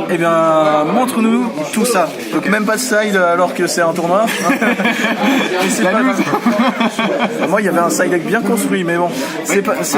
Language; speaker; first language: French; native; French